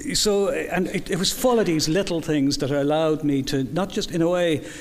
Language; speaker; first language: English; native; English